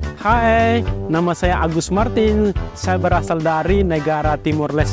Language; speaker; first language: Indonesian; non-native, fluent; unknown